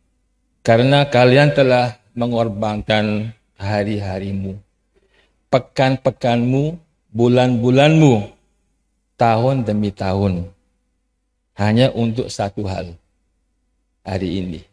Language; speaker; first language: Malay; non-native, fluent; Javanese